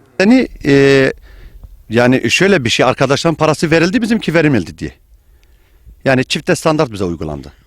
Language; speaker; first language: Turkish; non-native, local second language; Kurdish